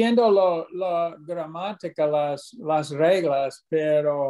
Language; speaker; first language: Spanish; non-native, learner; English